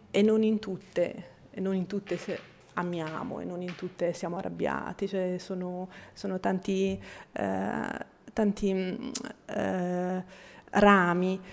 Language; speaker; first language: Italian; non-native, fluent; Bosnian